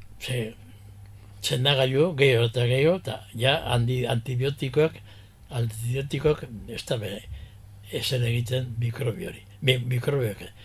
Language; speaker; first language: Basque; early bilingual, heritage; Basque